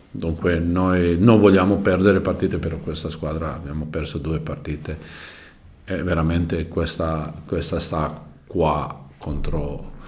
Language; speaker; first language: Italian; non-native, learner; Croatian